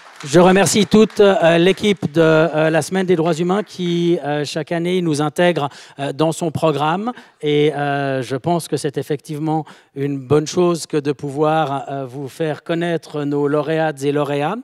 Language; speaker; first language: French; native; French